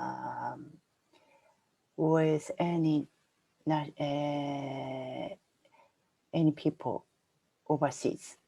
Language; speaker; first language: English; non-native, fluent; Japanese